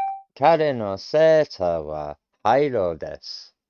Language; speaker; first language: Japanese; non-native, learner; English